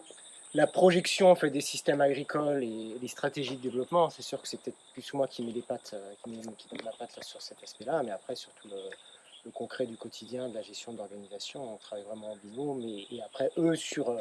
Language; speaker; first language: French; native; French